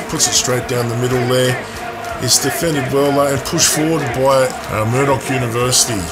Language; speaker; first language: English; native; English